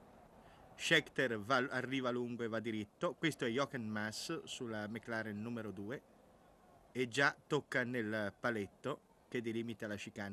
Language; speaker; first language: Italian; native; Italian